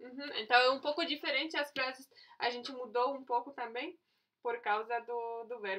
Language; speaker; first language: Portuguese; non-native, fluent; Polish